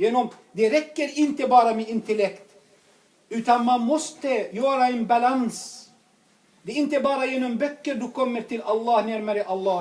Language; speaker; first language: Swedish; non-native, fluent; Arabic